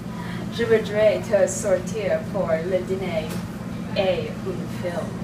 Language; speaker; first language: French; non-native, learner; English